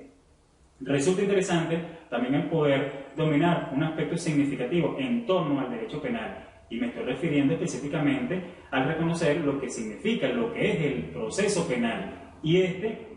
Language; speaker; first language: Spanish; native; Spanish